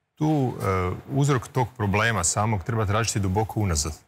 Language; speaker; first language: Serbian; native; Serbian